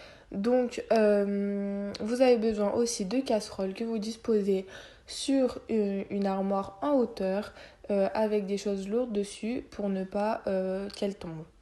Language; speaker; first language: French; native; French